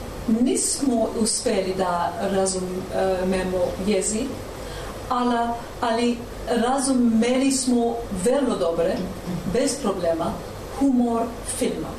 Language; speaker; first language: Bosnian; non-native, learner; English